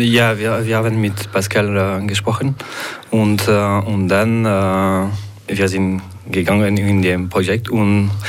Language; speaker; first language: German; non-native, local second language; French